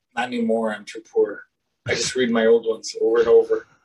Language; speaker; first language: English; native; English